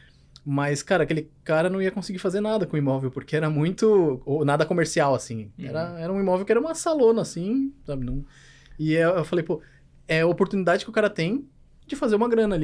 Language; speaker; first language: Portuguese; native; Portuguese